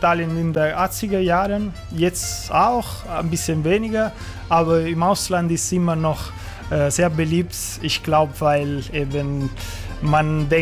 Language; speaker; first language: German; non-native, fluent; Italian